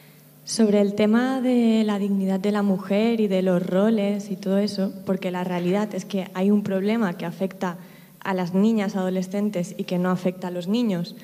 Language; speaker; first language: Spanish; native; Spanish